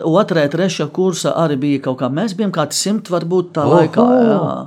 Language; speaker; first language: Latvian; non-native, fluent; Arabic